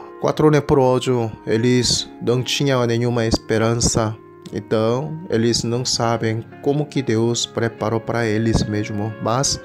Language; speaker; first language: Portuguese; non-native, fluent; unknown